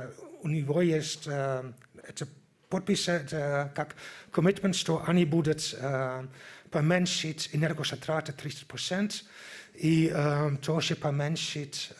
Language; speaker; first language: Russian; non-native, learner; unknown